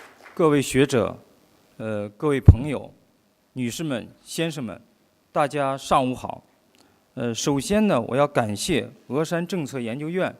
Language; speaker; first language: Chinese; native; Chinese